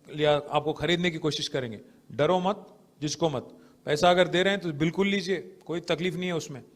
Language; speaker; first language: Hindi; non-native, local second language; Telugu